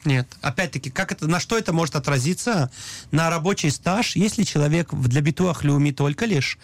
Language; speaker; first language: Russian; native; Russian